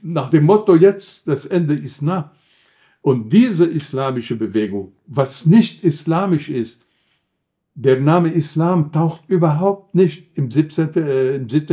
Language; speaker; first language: German; non-native, fluent; Arabic